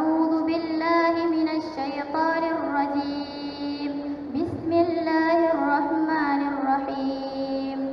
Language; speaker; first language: Arabic; non-native, fluent; Malay